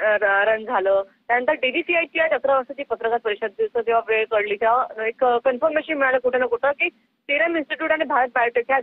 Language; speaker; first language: Marathi; native; Marathi